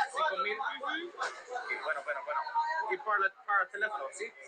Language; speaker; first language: Spanish; non-native, learner; English